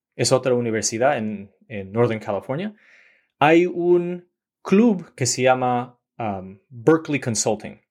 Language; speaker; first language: Spanish; early bilingual, heritage; Spanish